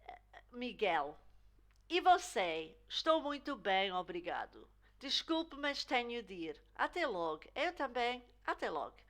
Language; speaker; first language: Portuguese; non-native, fluent; English